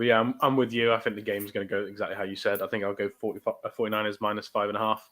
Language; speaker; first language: English; native; English